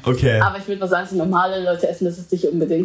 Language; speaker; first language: German; early bilingual, other home language; Vietnamese